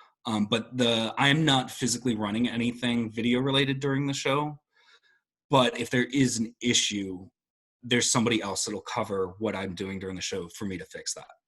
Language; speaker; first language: English; native; English